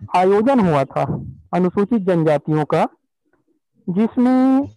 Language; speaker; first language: Hindi; native; Hindi